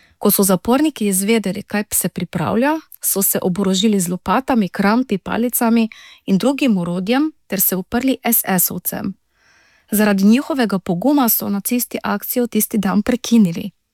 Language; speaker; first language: Slovenian; non-native, local second language; Romany